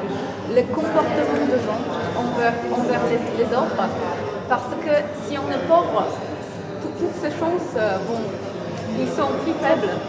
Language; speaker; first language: French; non-native, fluent; Polish